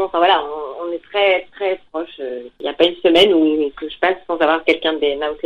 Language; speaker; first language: French; native; French